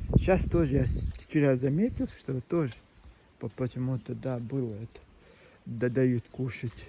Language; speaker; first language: Russian; non-native, local second language; Chechen